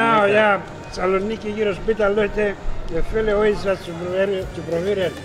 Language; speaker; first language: German; non-native, learner; Greek